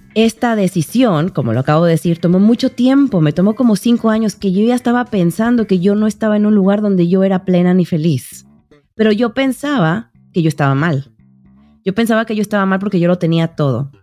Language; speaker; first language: Spanish; native; Spanish